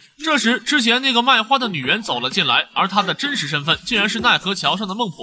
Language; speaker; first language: Chinese; native; Chinese